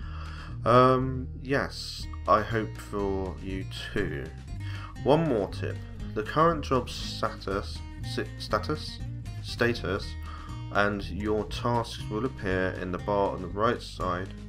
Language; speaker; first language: English; native; English